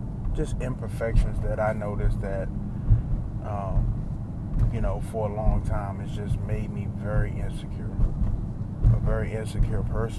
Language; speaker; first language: English; native; English